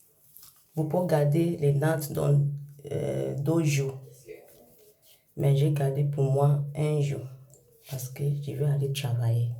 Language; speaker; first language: French; non-native, learner; English